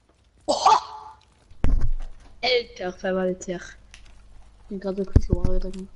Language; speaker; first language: German; non-native, local second language; Luxembourgish